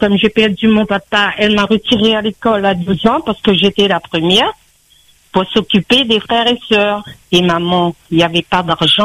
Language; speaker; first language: French; non-native, local second language; Réunion Creole French